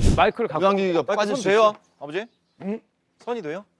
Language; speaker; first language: Korean; native; Korean